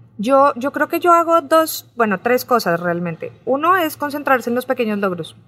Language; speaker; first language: Spanish; native; Spanish